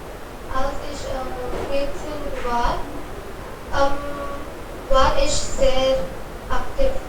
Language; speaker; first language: German; non-native, learner; Hindi